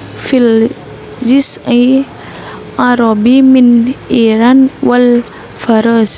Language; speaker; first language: Arabic; non-native, learner; Indonesian